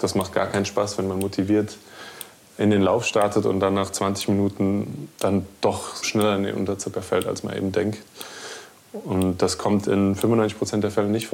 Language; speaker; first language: German; native; German